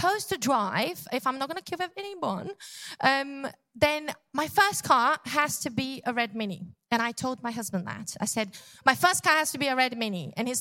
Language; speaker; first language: English; non-native, learner; Portuguese